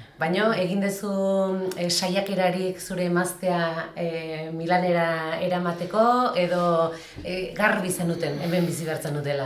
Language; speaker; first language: Basque; native; Basque